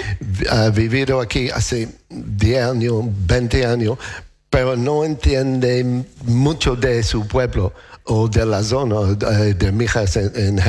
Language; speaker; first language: Spanish; non-native, learner; English